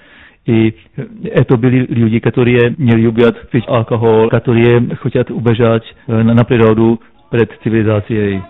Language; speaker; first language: Russian; non-native, learner; Czech